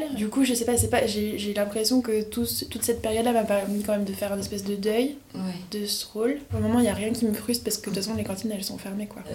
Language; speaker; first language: French; native; French